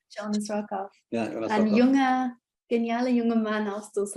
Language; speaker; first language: German; non-native, fluent; English